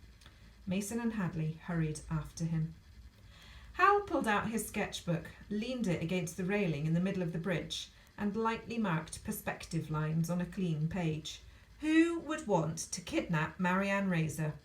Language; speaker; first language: English; native; English